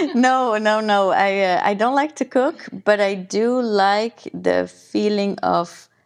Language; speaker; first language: English; non-native, fluent; Dutch